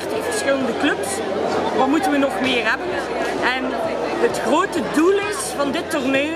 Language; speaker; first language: Dutch; native; Dutch